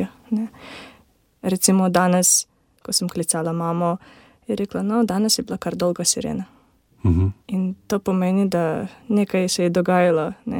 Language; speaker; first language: Slovenian; non-native, learner; Ukrainian